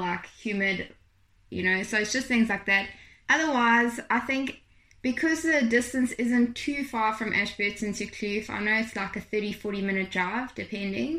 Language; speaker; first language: English; native; English